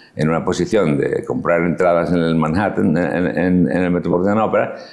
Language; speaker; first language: Spanish; native; Spanish